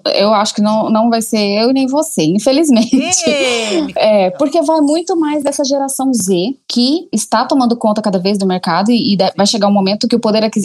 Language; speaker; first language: Portuguese; native; Portuguese